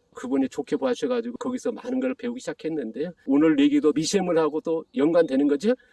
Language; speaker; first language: Korean; native; Korean